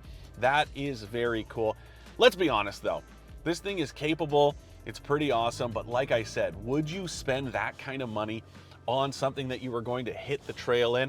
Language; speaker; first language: English; native; English